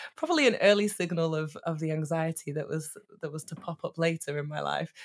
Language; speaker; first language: English; native; English